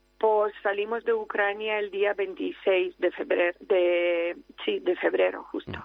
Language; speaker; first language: Spanish; non-native, fluent; Ukrainian